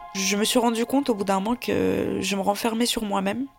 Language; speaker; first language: French; early bilingual, other home language; Russian